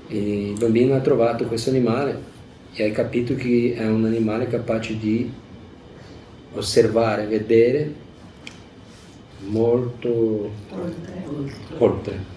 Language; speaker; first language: Italian; non-native, fluent; Portuguese